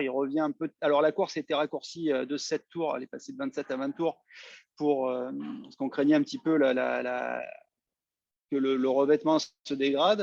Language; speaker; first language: French; native; French